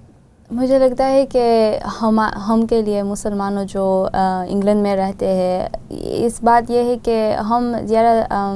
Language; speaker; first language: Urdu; non-native, learner; Gujarati